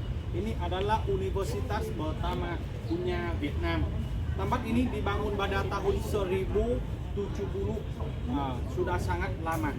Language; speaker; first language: Indonesian; non-native, fluent; Vietnamese